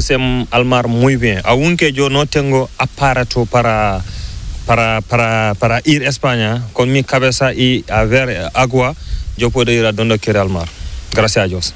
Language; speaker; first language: Spanish; non-native, learner; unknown